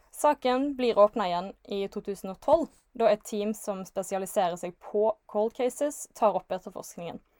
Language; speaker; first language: Norwegian; native; Norwegian